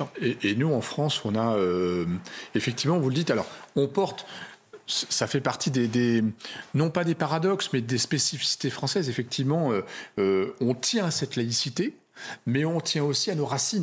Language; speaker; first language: French; native; French